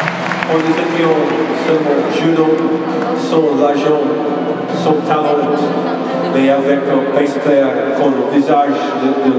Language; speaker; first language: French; non-native, learner; English